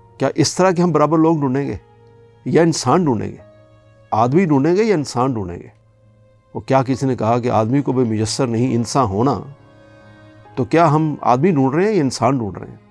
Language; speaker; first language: Urdu; native; Urdu